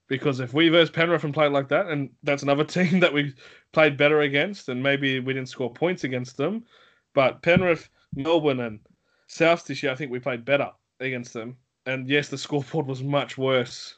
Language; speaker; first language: English; native; English